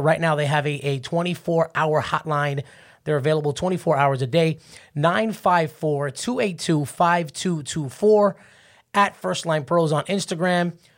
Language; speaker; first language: English; early bilingual, other home language; Spanish